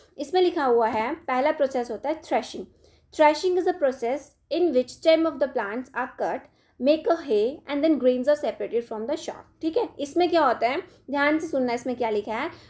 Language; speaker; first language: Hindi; non-native, local second language; Dogri